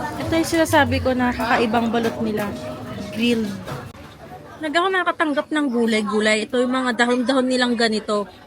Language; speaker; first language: Filipino; native; Filipino